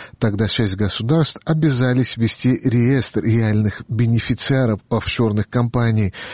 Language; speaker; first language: Russian; non-native, local second language; Georgian